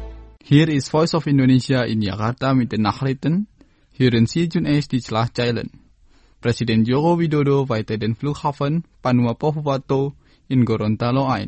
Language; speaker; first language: German; non-native, fluent; Indonesian